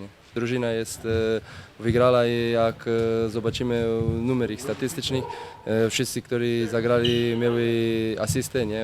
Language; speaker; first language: Polish; non-native, learner; Croatian